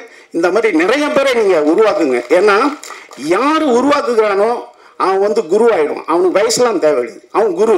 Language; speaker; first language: Tamil; native; Tamil